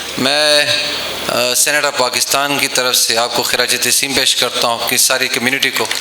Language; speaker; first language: Urdu; non-native, local second language; Pashto